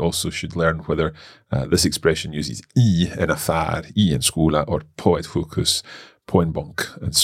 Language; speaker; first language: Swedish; non-native, learner; English